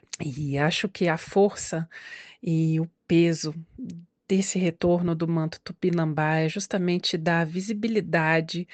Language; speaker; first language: Portuguese; native; Portuguese